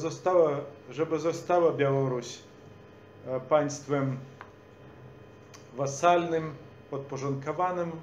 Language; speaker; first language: Polish; non-native, fluent; Belarusian